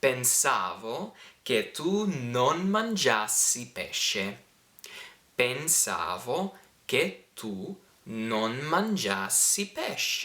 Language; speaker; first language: Italian; non-native, fluent; English